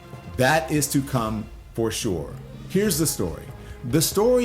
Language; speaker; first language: English; native; English